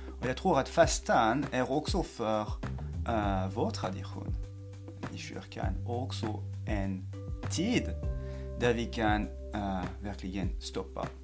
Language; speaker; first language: Swedish; non-native, fluent; French